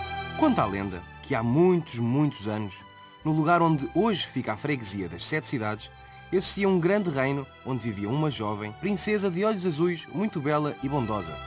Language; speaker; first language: Portuguese; native; Portuguese